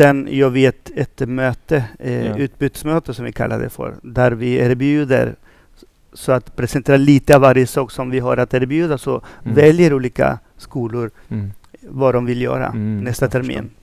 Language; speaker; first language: Swedish; non-native, fluent; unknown